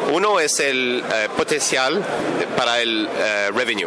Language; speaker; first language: Spanish; non-native, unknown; French